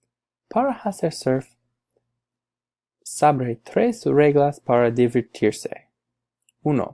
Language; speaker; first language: Spanish; non-native, learner; English